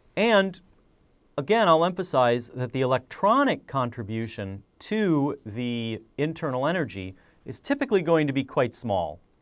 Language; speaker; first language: English; native; English